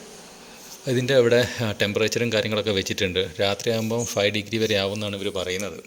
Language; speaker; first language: Malayalam; native; Malayalam